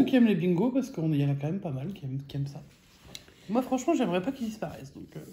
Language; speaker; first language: French; native; French